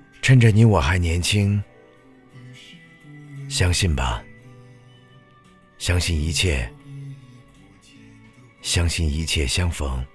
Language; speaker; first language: Chinese; native; Chinese